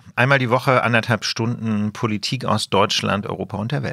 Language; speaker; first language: German; native; German